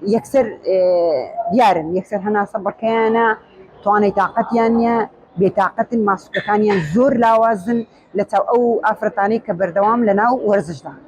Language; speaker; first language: Central Kurdish; native; Central Kurdish